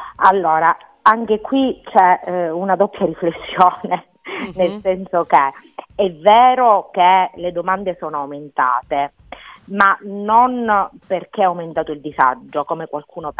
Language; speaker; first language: Italian; native; Italian